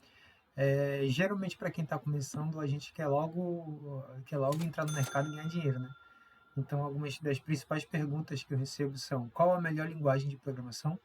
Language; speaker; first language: Portuguese; native; Portuguese